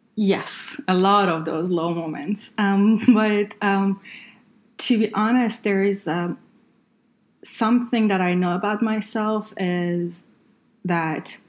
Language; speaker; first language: English; non-native, fluent; Persian